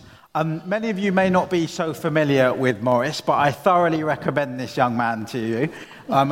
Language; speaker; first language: English; native; English